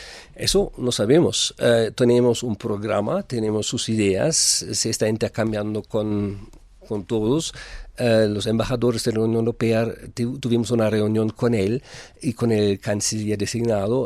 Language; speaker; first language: Spanish; non-native, fluent; German